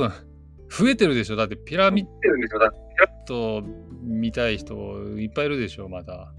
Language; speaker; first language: Japanese; native; Japanese